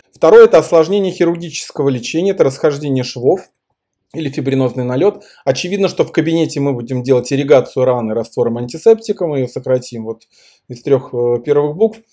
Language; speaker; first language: Russian; native; Russian